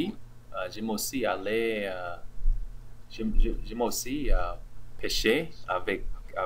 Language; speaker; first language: French; non-native, learner; English